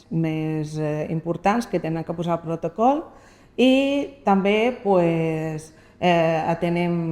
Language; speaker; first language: Catalan; non-native, local second language; Spanish